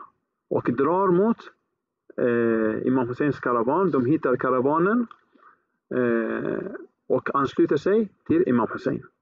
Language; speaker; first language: Swedish; early bilingual, other home language; Arabic